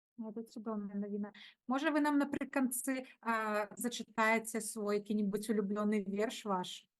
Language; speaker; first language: Belarusian; non-native, local second language; Russian